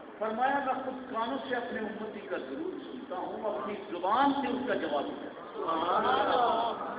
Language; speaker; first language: Urdu; non-native, local second language; Punjabi